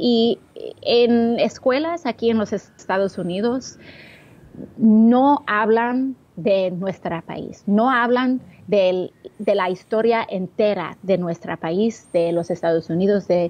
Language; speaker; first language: Spanish; early bilingual, heritage; Spanish